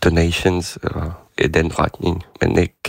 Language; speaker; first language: Danish; non-native, fluent; Ukrainian